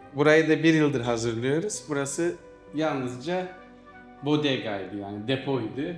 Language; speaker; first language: Turkish; native; Turkish